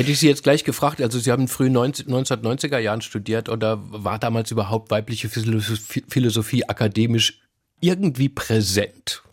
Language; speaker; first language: German; native; German